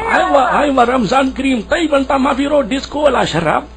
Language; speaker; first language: Arabic; non-native, learner; Urdu